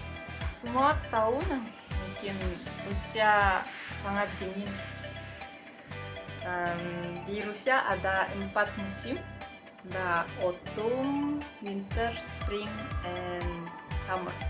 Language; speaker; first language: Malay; non-native, learner; Russian